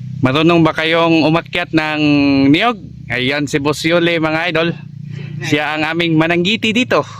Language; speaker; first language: Filipino; non-native, local second language; Cebuano